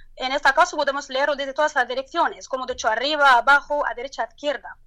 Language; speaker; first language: Spanish; non-native, learner; Turkish